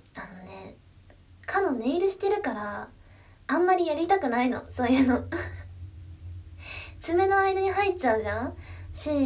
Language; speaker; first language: Japanese; native; Japanese